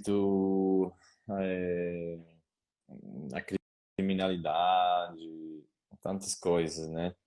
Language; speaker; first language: Portuguese; non-native, learner; Spanish